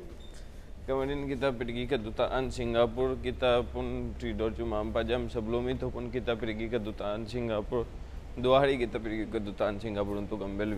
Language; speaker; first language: Indonesian; non-native, fluent; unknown